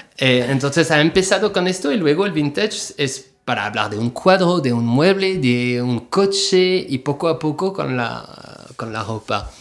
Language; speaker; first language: Spanish; non-native, fluent; French